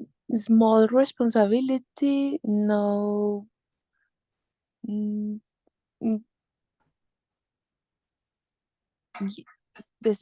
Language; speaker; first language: English; non-native, learner; Spanish